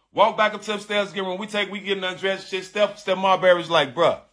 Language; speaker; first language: English; native; English